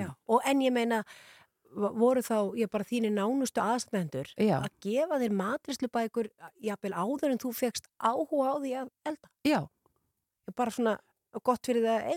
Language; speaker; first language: Icelandic; native; Icelandic